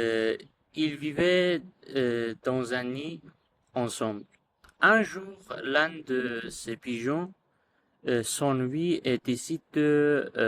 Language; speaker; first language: French; non-native, learner; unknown